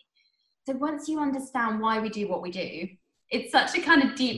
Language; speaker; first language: English; native; English